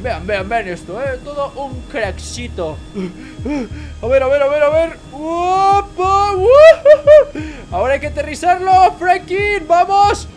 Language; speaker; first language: Spanish; native; Spanish